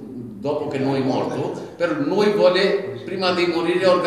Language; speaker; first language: Italian; non-native, learner; Bangla